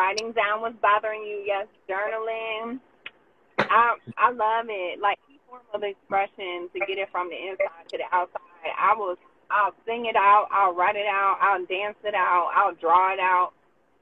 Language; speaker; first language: English; native; English